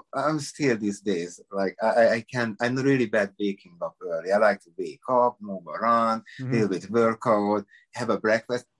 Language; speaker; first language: English; non-native, learner; Hungarian